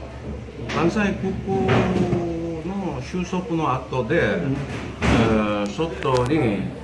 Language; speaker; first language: Japanese; non-native, learner; Korean